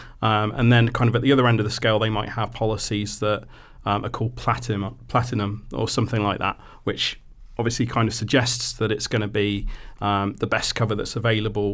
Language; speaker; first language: English; native; English